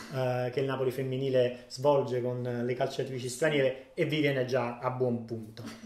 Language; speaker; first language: Italian; native; Italian